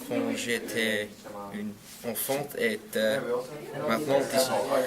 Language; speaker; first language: French; non-native, learner; English